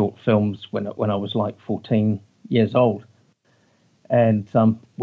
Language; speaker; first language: English; native; English